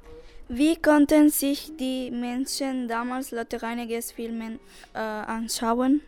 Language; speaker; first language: German; non-native, learner; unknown